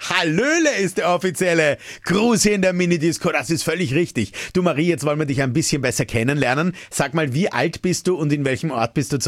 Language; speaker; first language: German; native; German